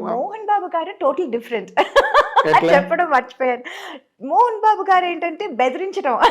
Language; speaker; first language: Telugu; non-native, local second language; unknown